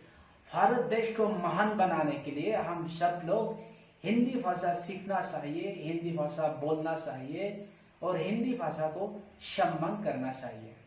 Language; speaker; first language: Hindi; non-native, local second language; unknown